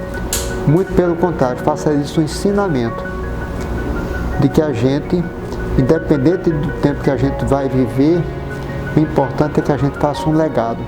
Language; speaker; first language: Portuguese; early bilingual, other home language; Japanese